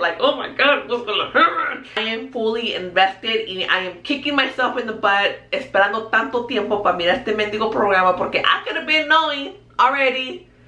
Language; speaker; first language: English; early bilingual, other home language; Spanish